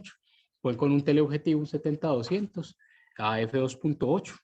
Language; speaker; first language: Spanish; native; Spanish